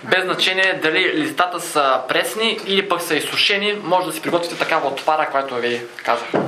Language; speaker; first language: Bulgarian; native; Bulgarian